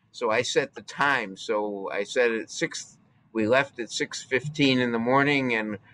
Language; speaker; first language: English; native; English